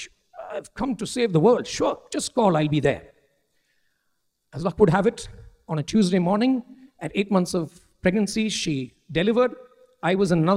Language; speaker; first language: English; non-native, local second language; Malayalam